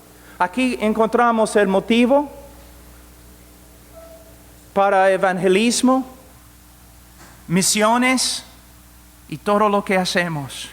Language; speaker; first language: Spanish; non-native, fluent; English